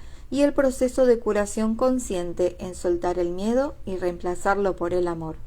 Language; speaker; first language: Spanish; native; Spanish